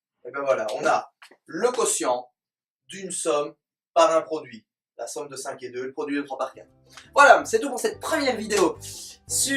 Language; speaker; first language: French; native; French